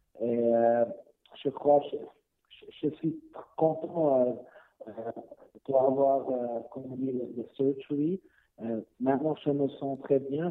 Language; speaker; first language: French; non-native, learner; Swiss German